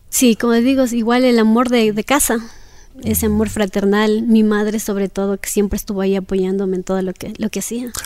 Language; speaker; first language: Spanish; native; Spanish